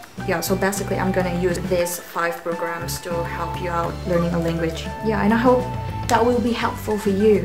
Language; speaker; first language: English; non-native, fluent; Indonesian